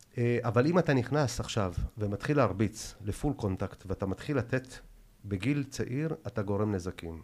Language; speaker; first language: Hebrew; early bilingual, other home language; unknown